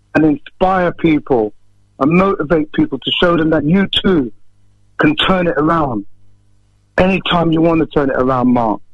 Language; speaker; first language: English; native; English